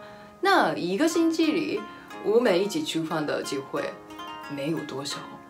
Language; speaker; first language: Chinese; non-native, fluent; Japanese